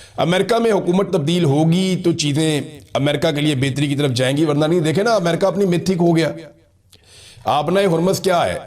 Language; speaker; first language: Urdu; non-native, local second language; Punjabi